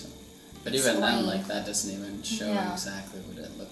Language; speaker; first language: English; native; English